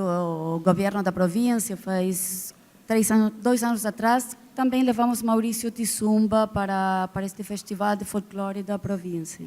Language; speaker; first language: Portuguese; non-native, fluent; Spanish